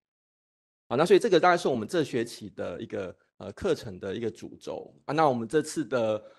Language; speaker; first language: Chinese; native; Chinese